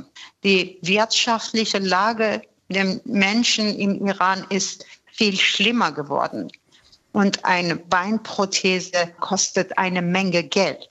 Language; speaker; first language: German; non-native, fluent; Persian